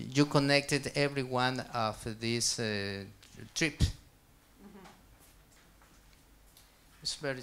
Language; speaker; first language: English; non-native, learner; Spanish